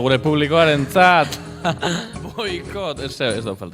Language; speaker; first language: Basque; native; Basque